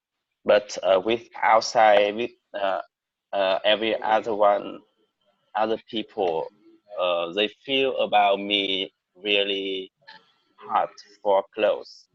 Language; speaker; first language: English; non-native, learner; Vietnamese